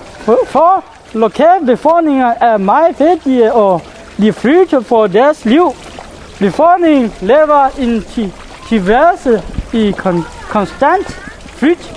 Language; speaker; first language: Danish; non-native, learner; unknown